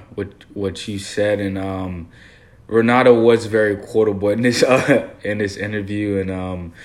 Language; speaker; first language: English; early bilingual, other home language; Haitian Creole